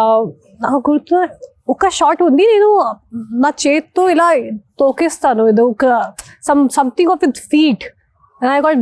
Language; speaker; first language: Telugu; non-native, local second language; Hindi